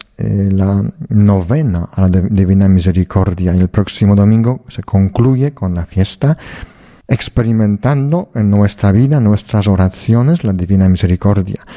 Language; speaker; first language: Spanish; non-native, fluent; Polish